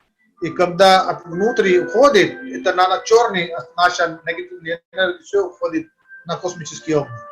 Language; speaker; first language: Russian; non-native, learner; Hindi